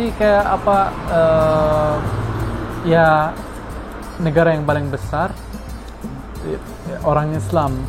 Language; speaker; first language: Indonesian; non-native, fluent; Arabic